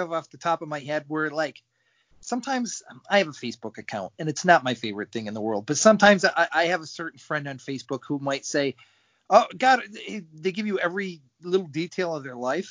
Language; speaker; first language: English; native; English